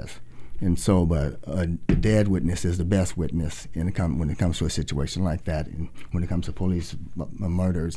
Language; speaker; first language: English; native; English